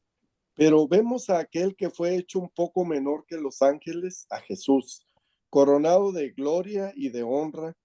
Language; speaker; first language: Spanish; native; Spanish